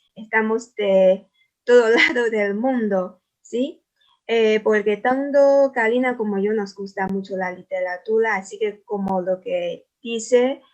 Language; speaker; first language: Spanish; non-native, fluent; Chinese